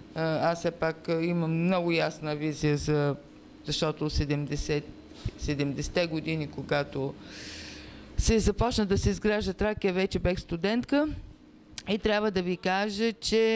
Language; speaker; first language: Bulgarian; native; Bulgarian